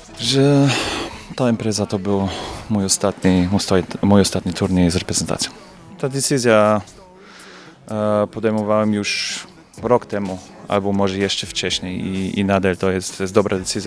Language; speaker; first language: Polish; non-native, fluent; German